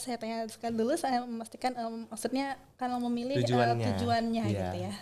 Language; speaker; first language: Indonesian; non-native, fluent; Japanese